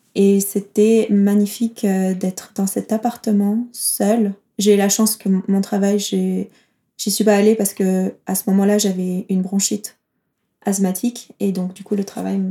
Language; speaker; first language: French; native; French